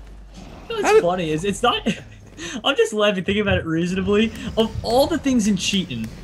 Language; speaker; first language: English; native; English